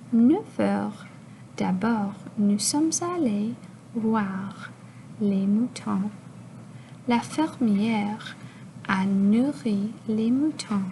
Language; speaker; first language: French; non-native, local second language; English